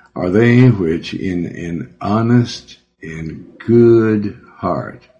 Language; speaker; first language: English; native; English